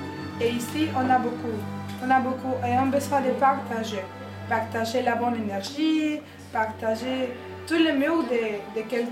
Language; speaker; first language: French; non-native, learner; Spanish